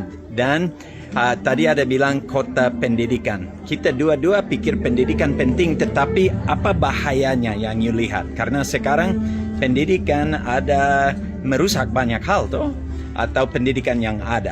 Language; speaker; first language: Indonesian; non-native, fluent; English